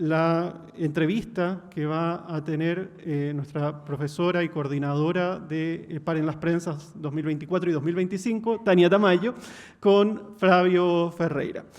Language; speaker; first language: Spanish; native; Spanish